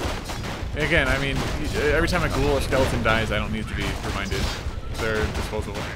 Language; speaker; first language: English; native; English